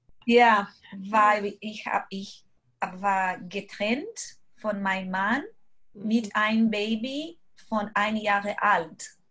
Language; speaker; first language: German; non-native, learner; Portuguese